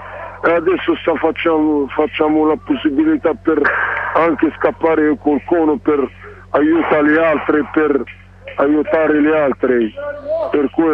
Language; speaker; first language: Italian; non-native, learner; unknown